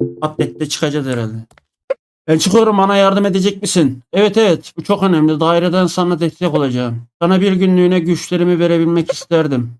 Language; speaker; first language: Turkish; native; Turkish